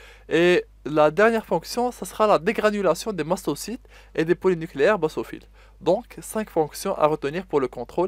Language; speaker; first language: French; non-native, local second language; Arabic